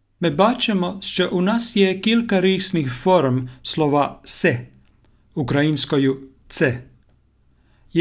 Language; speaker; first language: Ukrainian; non-native, learner; Finnish